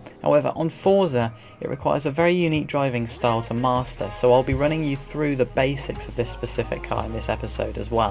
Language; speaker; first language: English; native; English